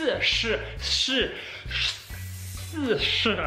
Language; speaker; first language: Chinese; non-native, learner; Danish